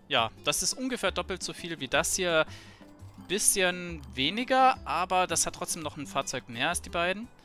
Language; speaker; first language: German; native; German